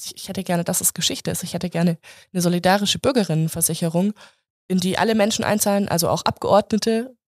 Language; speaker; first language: German; native; German